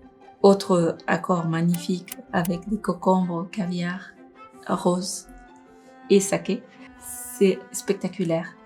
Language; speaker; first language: French; non-native, fluent; Spanish